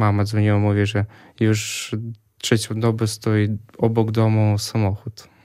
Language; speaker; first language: Polish; early bilingual, heritage; Polish